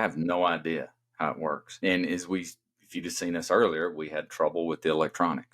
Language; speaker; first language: English; native; English